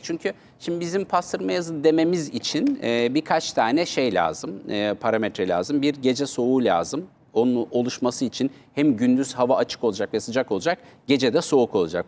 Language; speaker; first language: Turkish; native; Turkish